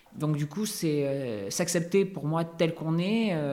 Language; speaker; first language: French; native; French